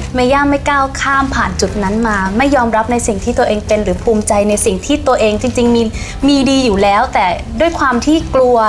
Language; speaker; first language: Thai; native; Thai